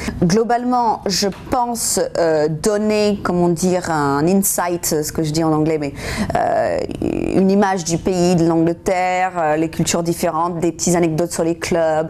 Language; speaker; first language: French; non-native, fluent; English